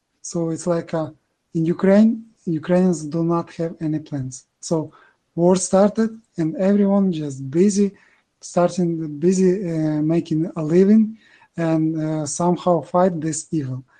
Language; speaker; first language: English; non-native, learner; Ukrainian